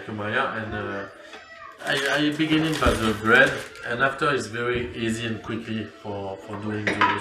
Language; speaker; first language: English; non-native, learner; French